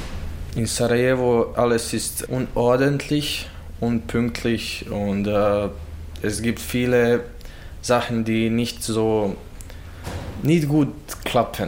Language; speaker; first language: German; non-native, learner; Bosnian